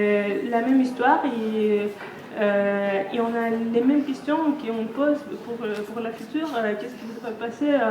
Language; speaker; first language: French; non-native, fluent; Russian